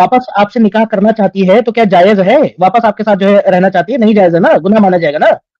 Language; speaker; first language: Hindi; native; Hindi